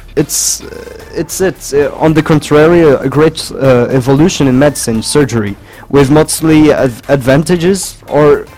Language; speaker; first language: English; non-native, fluent; French